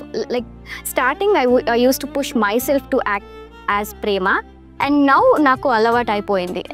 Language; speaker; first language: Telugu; non-native, learner; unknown